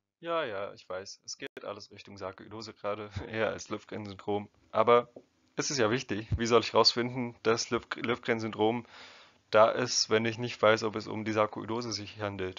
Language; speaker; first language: German; non-native, fluent; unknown